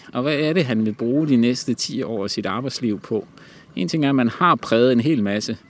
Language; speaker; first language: Danish; native; Danish